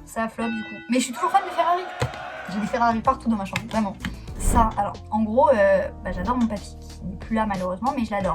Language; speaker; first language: French; native; French